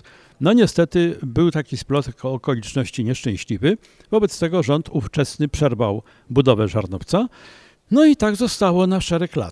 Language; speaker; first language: Polish; native; Polish